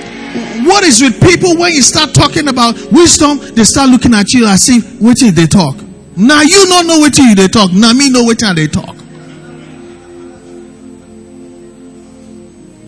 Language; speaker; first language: English; non-native, local second language; Yoruba